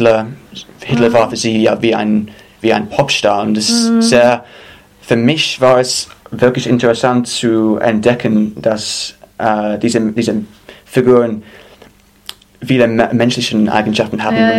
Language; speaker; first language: German; non-native, fluent; English